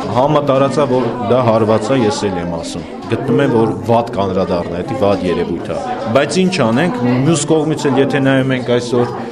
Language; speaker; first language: Armenian; native; Armenian